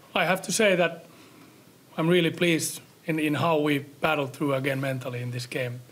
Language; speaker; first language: English; non-native, fluent; Finnish